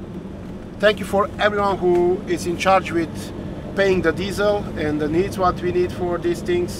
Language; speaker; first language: English; non-native, learner; Romanian